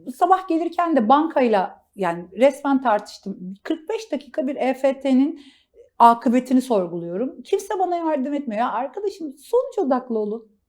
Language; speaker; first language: Turkish; native; Turkish